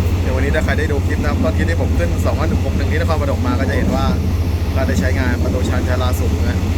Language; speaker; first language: Thai; native; Thai